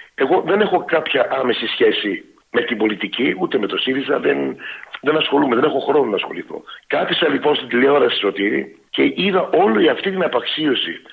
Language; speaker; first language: Greek; early bilingual, heritage; Greek